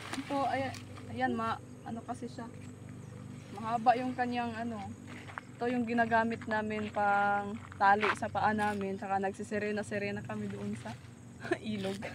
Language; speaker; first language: Filipino; non-native, local second language; Surigaonon